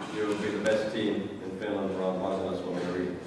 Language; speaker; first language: English; non-native, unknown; Finnish